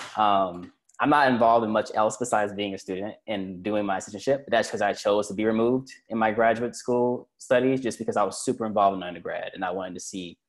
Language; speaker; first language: English; native; English